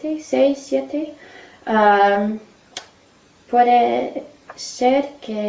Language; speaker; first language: Spanish; non-native, learner; English